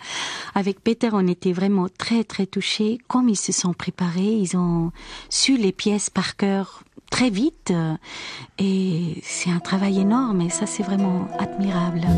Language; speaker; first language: French; non-native, fluent; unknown